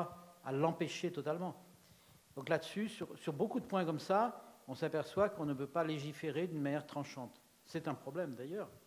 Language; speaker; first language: French; native; French